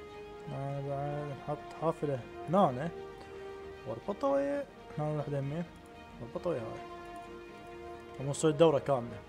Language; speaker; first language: Arabic; native; Arabic